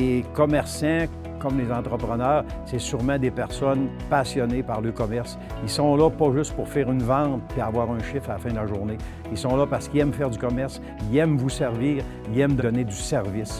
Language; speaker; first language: French; native; French